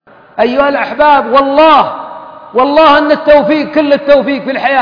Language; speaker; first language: Arabic; native; Arabic